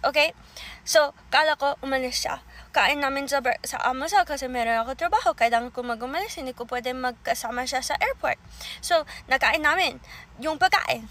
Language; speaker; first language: Filipino; early bilingual, heritage; English